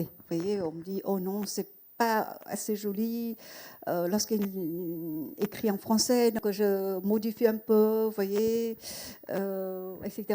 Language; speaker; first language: French; non-native, fluent; Vietnamese